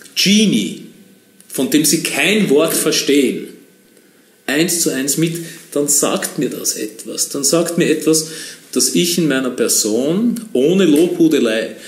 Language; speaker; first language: German; native; German